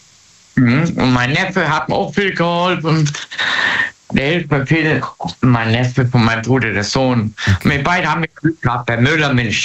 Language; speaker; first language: German; native; German